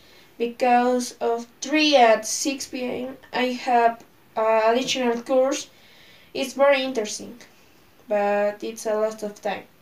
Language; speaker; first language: English; non-native, learner; Spanish